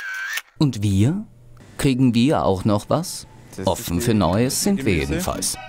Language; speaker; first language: German; native; German